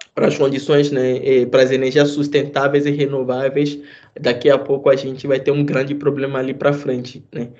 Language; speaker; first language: Portuguese; non-native, fluent; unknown